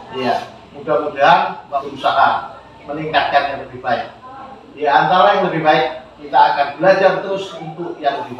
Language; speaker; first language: Indonesian; native; Indonesian